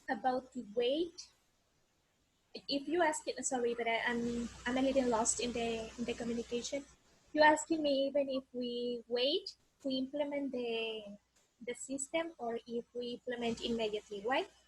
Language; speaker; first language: English; non-native, learner; Spanish